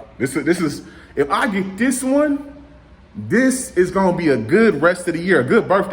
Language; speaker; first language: English; native; English